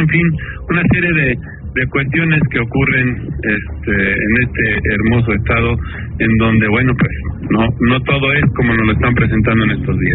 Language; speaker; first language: Spanish; native; Spanish